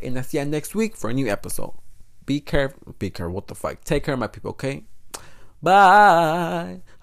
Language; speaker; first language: English; non-native, fluent; Spanish